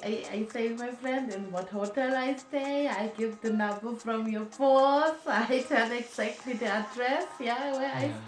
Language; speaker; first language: English; non-native, learner; German